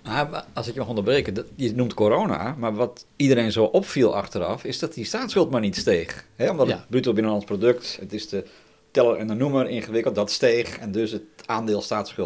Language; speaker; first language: Dutch; native; Dutch